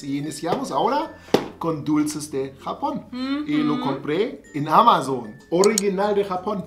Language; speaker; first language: Spanish; non-native, learner; German